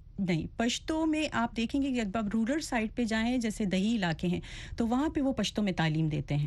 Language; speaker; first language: Urdu; non-native, local second language; Pashto